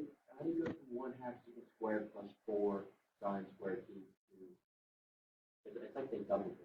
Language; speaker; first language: English; native; English